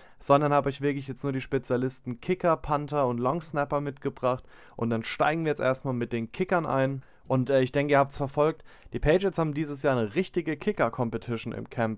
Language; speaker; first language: German; native; German